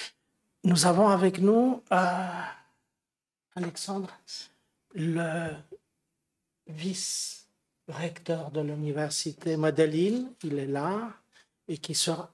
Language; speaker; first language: French; non-native, fluent; Romanian